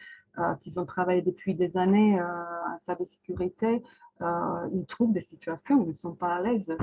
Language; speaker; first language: French; non-native, fluent; Croatian